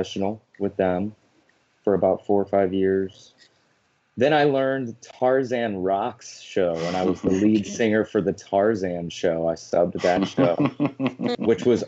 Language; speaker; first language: English; native; English